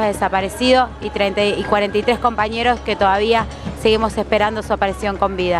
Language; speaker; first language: Spanish; native; Spanish